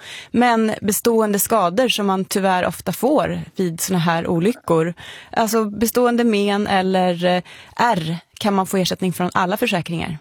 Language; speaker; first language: Swedish; native; Swedish